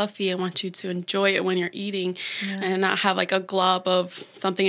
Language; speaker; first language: English; native; English